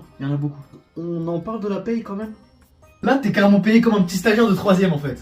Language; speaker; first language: French; native; French